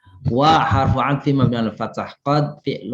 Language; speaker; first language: Arabic; non-native, fluent; Indonesian